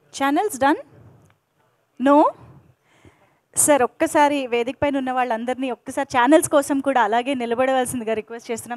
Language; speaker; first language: Telugu; native; Telugu